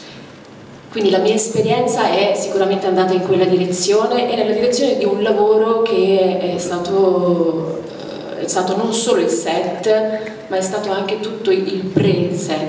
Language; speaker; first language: Italian; native; Italian